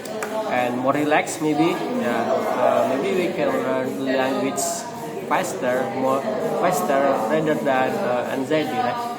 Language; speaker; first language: English; non-native, learner; Indonesian